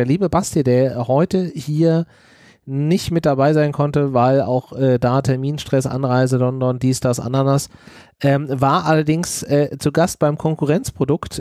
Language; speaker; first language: German; native; German